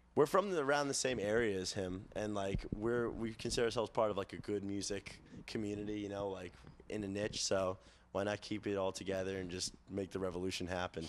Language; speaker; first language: English; native; English